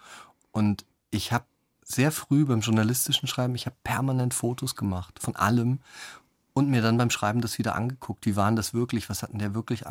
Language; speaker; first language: German; native; German